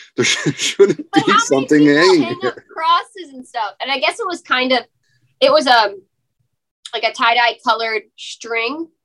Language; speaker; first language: English; native; English